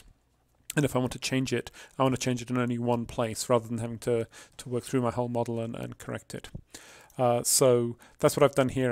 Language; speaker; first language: English; native; English